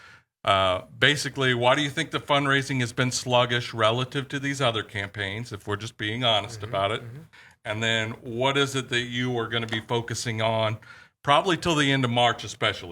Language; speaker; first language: English; native; English